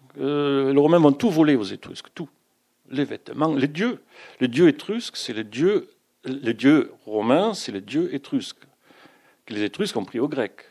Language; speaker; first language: French; non-native, fluent; German